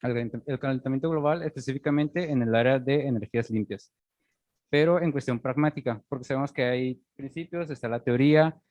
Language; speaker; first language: Spanish; native; Spanish